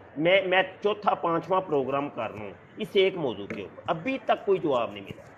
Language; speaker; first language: Urdu; non-native, local second language; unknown